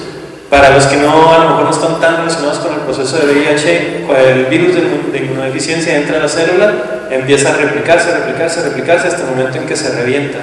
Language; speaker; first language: Spanish; native; Spanish